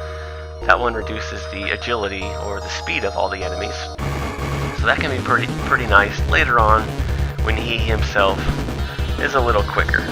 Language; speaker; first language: English; native; English